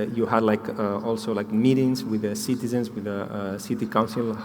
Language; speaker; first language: English; non-native, fluent; Catalan